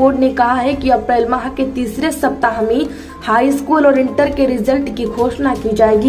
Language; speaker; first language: Hindi; native; Hindi